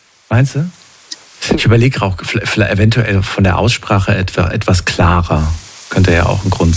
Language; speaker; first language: German; native; German